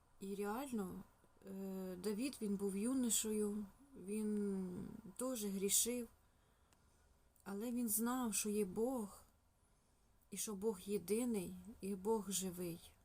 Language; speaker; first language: Ukrainian; non-native, local second language; Russian